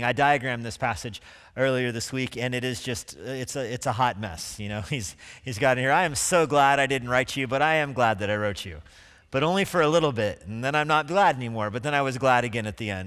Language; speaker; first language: English; native; English